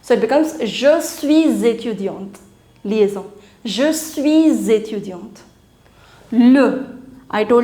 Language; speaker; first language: French; non-native, fluent; Hindi